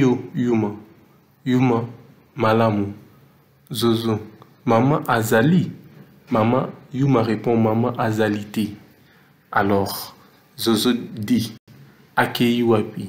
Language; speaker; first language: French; non-native, local second language; Lingala